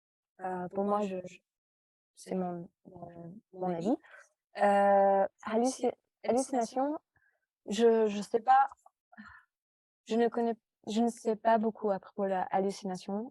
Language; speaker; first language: French; non-native, fluent; English